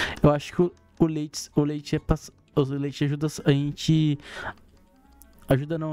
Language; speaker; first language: Portuguese; native; Portuguese